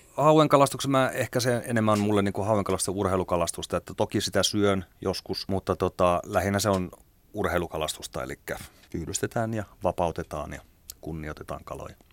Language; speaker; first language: Finnish; native; Finnish